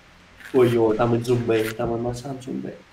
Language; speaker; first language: Chinese; non-native, learner; Russian